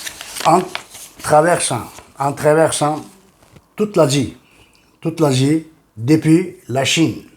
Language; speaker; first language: French; non-native, fluent; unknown